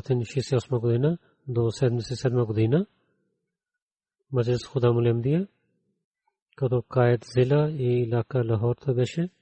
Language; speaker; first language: Bulgarian; non-native, learner; Urdu